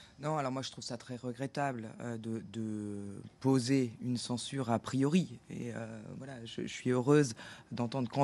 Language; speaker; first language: French; native; French